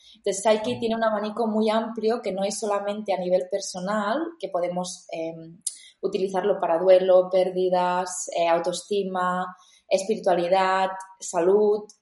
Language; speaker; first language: Spanish; native; Spanish